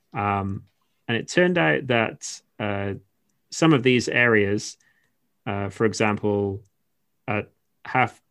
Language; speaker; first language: English; native; English